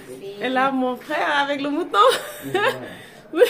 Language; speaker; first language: French; non-native, local second language; Wolof